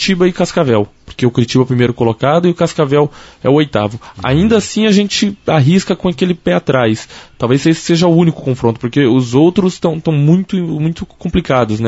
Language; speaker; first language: Portuguese; native; Portuguese